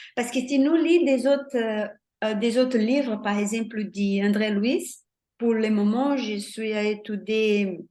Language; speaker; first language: French; non-native, fluent; Portuguese